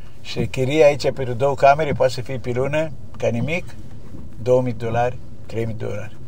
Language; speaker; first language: Romanian; native; Romanian